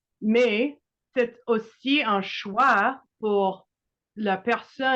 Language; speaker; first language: French; non-native, learner; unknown